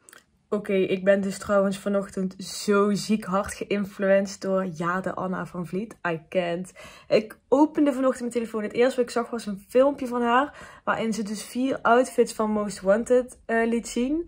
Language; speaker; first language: Dutch; native; Dutch